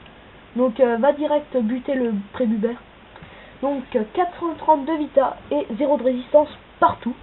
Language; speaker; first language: French; native; French